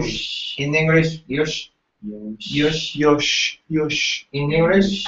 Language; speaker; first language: English; non-native, learner; Japanese